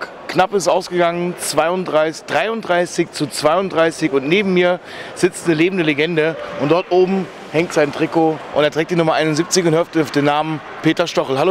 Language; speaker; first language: German; native; German